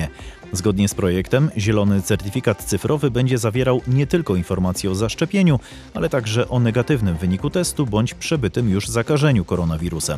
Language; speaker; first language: Polish; native; Polish